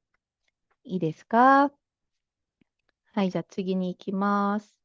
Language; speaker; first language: Japanese; non-native, fluent; Filipino